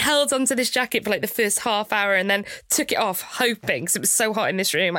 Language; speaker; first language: English; native; English